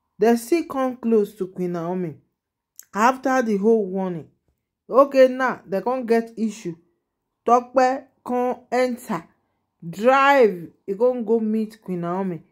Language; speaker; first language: Nigerian Pidgin; non-native, local second language; Yoruba